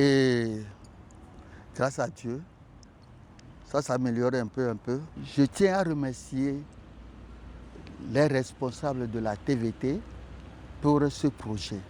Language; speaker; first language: French; non-native, local second language; Ewe